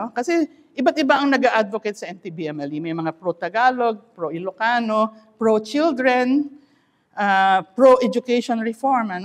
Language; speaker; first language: Filipino; non-native, local second language; Iloko